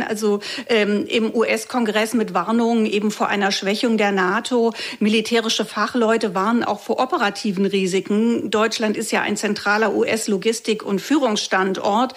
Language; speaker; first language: German; native; German